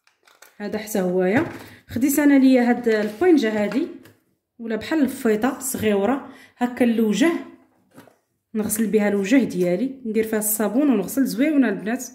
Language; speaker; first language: Arabic; native; Arabic